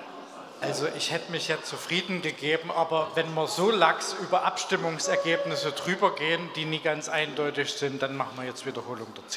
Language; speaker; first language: German; native; German